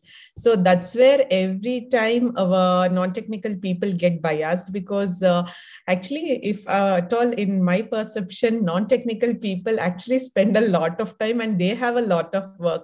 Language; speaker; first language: English; non-native, local second language; Kannada